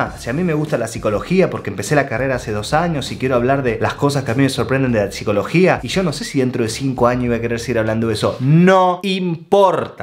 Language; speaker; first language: Spanish; native; Spanish